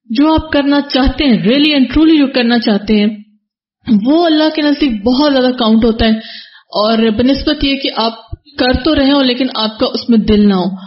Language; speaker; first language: Urdu; native; Urdu